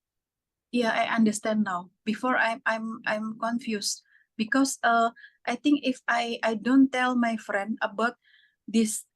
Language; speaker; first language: English; non-native, fluent; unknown